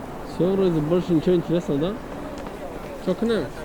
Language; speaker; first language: Russian; non-native, local second language; Tajik